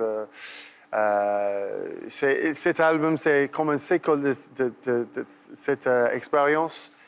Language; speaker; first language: French; non-native, fluent; English